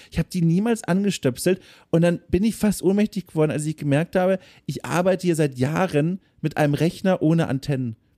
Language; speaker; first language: German; native; German